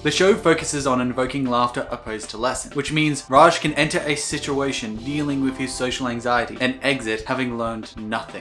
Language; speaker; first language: English; native; English